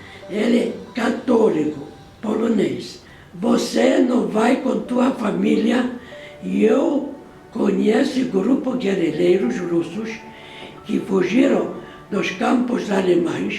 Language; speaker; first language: Portuguese; non-native, fluent; Polish